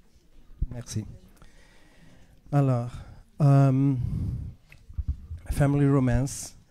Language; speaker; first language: French; non-native, fluent; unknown